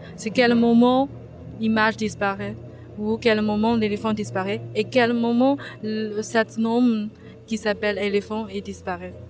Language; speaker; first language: French; non-native, fluent; Chinese